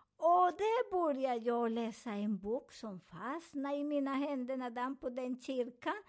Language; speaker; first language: Swedish; non-native, learner; Spanish